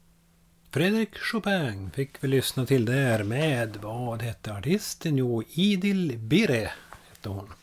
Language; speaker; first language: Swedish; native; Swedish